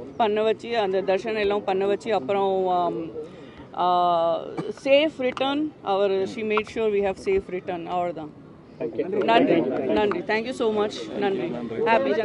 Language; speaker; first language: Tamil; non-native, local second language; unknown